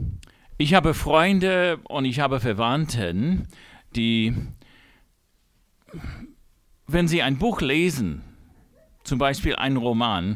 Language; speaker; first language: German; non-native, fluent; English